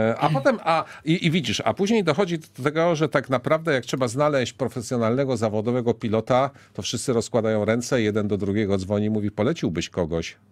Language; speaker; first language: Polish; native; Polish